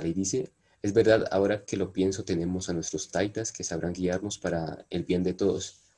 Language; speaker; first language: Spanish; non-native, local second language; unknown